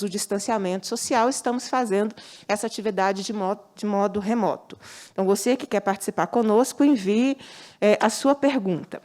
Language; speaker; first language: Portuguese; native; Portuguese